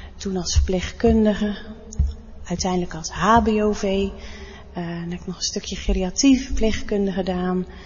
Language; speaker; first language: Dutch; native; Dutch